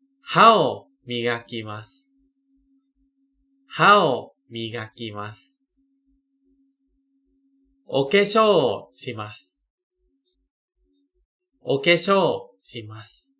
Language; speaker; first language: Japanese; non-native, fluent; Thai